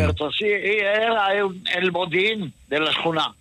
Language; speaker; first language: Spanish; early bilingual, heritage; Ladino